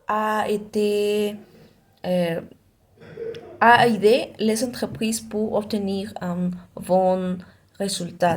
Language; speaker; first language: French; non-native, learner; Spanish